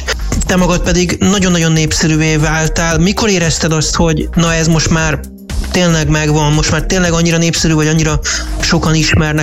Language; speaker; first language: Hungarian; native; Hungarian